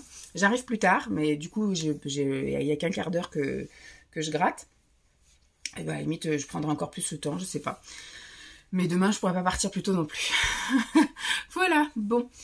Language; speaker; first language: French; native; French